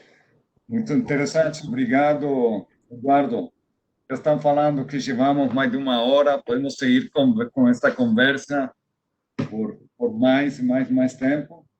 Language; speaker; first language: Portuguese; non-native, fluent; Spanish